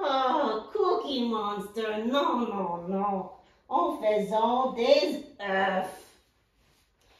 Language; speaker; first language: French; non-native, learner; English